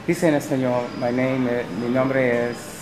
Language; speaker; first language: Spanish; non-native, learner; English